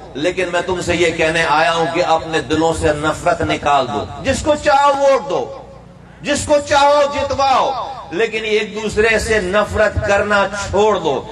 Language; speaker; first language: Urdu; native; Urdu